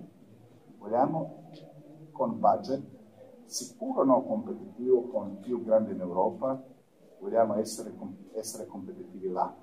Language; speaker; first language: Italian; non-native, fluent; Croatian